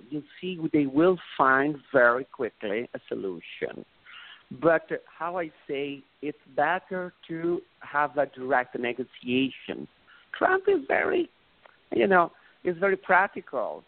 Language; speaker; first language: English; non-native, fluent; Italian